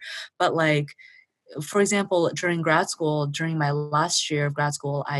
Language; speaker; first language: English; early bilingual, other home language; Chinese